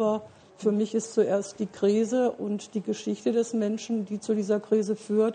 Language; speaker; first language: German; native; German